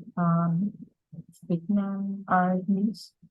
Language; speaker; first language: English; non-native, learner; Vietnamese